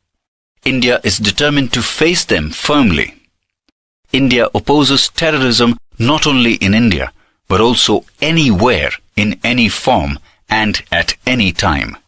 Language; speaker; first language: English; non-native, local second language; Gujarati